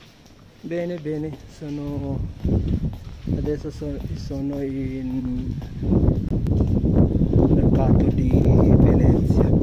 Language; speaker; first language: Italian; non-native, learner; Filipino